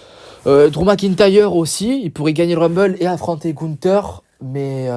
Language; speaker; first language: French; native; French